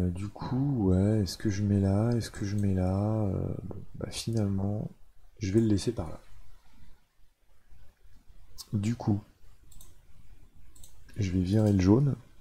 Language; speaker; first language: French; native; French